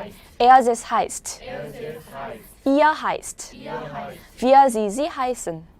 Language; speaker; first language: German; non-native, fluent; Korean